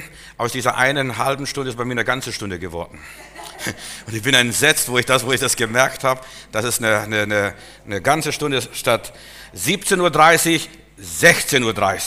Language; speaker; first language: German; native; German